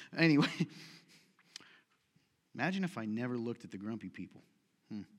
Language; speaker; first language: English; native; English